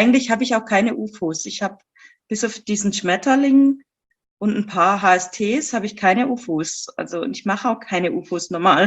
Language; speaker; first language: German; native; German